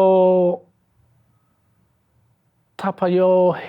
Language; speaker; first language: Swedish; non-native, learner; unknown